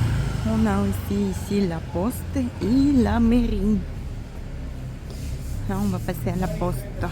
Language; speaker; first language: French; non-native, fluent; Russian